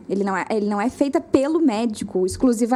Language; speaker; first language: Portuguese; native; Portuguese